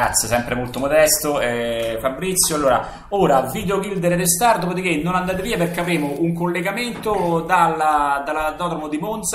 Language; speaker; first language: Italian; native; Italian